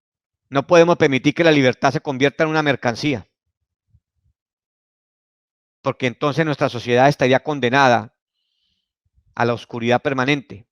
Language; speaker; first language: Spanish; native; Spanish